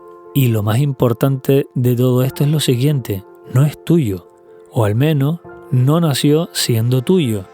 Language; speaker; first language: Spanish; native; Spanish